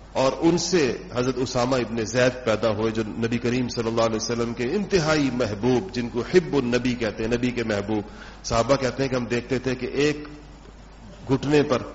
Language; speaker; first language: Urdu; non-native, local second language; Pashto